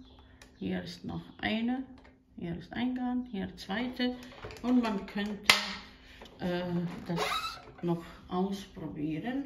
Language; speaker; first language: German; non-native, learner; Croatian